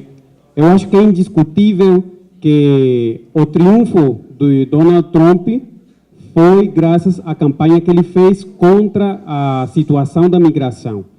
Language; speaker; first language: Portuguese; non-native, fluent; Spanish